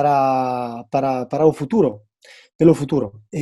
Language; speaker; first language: Portuguese; non-native, fluent; Italian